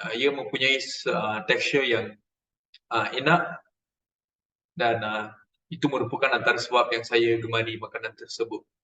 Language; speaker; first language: Malay; non-native, local second language; Tamil